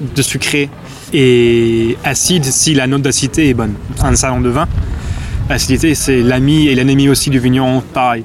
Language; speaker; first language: French; non-native, fluent; English